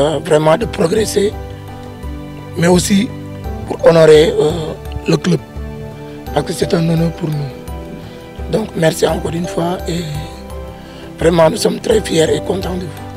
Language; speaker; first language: French; non-native, local second language; Wolof